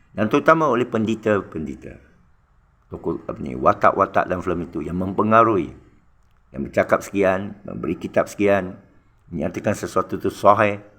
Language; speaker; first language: Malay; non-native, local second language; Chinese